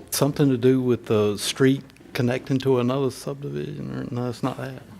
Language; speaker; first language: English; native; English